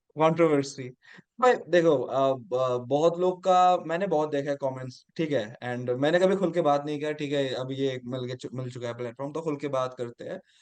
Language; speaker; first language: Hindi; non-native, local second language; Assamese